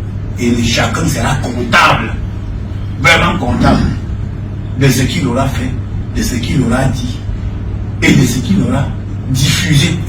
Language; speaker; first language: French; non-native, local second language; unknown